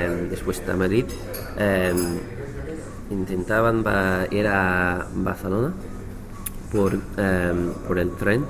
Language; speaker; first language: Spanish; non-native, learner; English